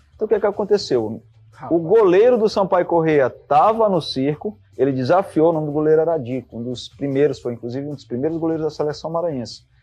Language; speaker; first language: Portuguese; native; Portuguese